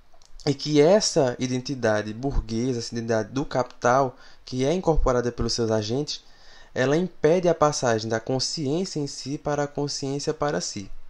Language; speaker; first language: Portuguese; native; Portuguese